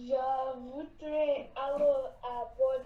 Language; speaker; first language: French; non-native, learner; English